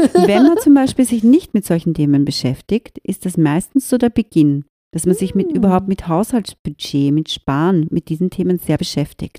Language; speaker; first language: German; native; German